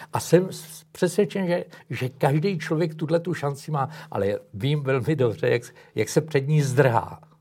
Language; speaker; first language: Czech; native; Czech